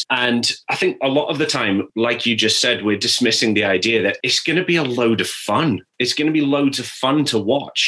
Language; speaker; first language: English; native; English